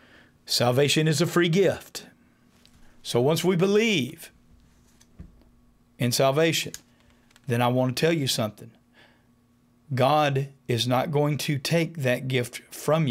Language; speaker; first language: English; native; English